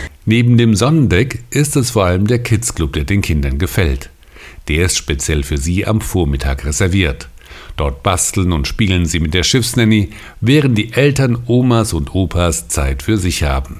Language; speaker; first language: German; native; German